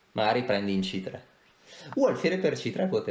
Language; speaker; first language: Italian; native; Italian